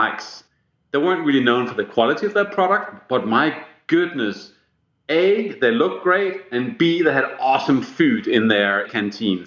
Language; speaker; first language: English; non-native, fluent; Danish